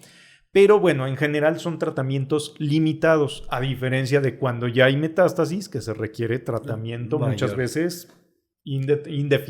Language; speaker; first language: Spanish; native; Spanish